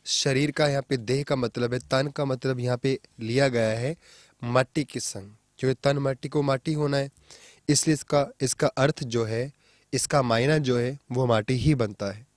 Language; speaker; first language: Hindi; non-native, local second language; Punjabi